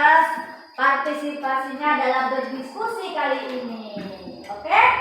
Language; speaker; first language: Indonesian; native; Indonesian